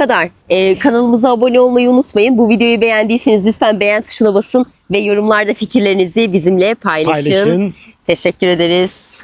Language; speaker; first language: Turkish; native; Turkish